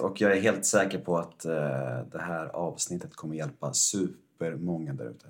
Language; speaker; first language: Swedish; native; Swedish